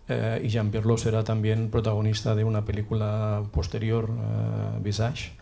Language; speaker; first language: Spanish; native; Spanish